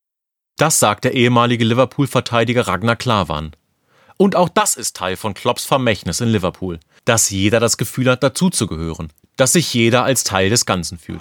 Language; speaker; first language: German; native; German